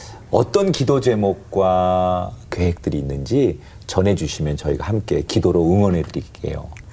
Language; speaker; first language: Korean; native; Korean